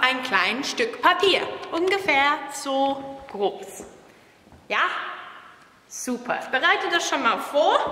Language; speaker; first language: German; non-native, fluent; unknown